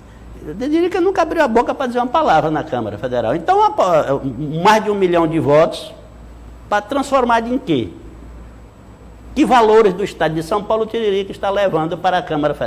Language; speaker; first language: Portuguese; native; Portuguese